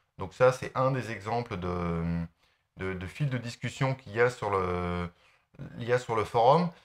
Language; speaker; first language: French; native; French